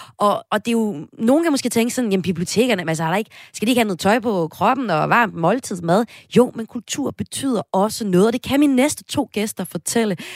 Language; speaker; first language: Danish; native; Danish